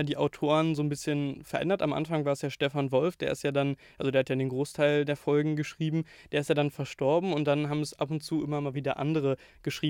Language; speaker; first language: German; native; German